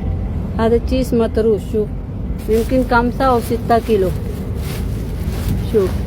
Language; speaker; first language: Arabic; non-native, learner; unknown